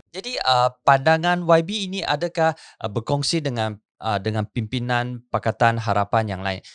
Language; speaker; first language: Malay; non-native, local second language; Chinese